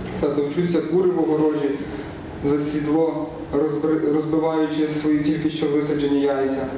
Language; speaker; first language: Ukrainian; native; Ukrainian